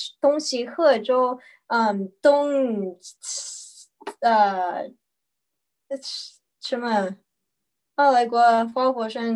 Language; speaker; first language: Chinese; early bilingual, heritage; Chinese